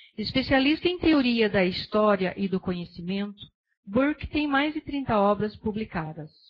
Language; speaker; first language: Portuguese; native; Portuguese